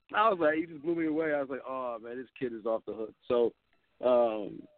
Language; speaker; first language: English; native; English